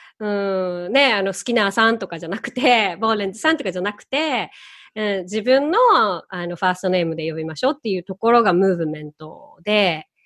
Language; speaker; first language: Japanese; native; Japanese